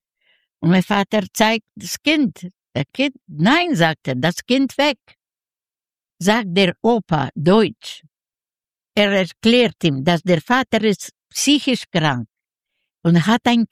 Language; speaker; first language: German; non-native, learner; Yiddish